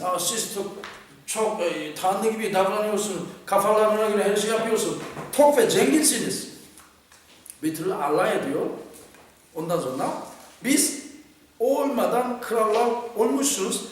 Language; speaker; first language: Turkish; non-native, fluent; Korean